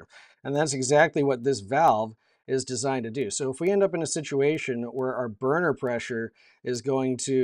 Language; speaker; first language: English; native; English